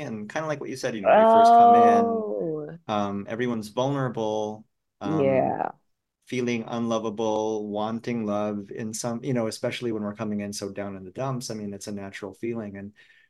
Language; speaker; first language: English; non-native, local second language; Filipino